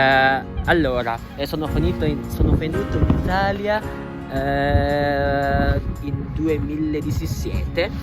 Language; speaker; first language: Italian; non-native, learner; Indonesian